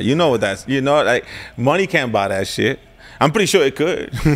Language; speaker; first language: English; early bilingual, other home language; Spanish